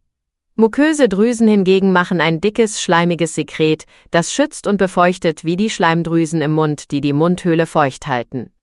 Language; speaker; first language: German; native; German